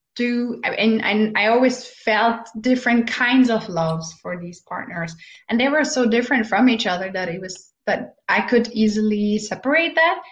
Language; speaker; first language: English; non-native, fluent; German